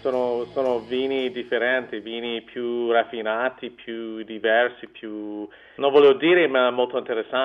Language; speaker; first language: Italian; non-native, learner; English